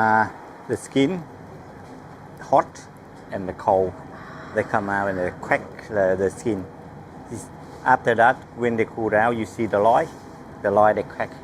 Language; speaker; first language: English; non-native, learner; Vietnamese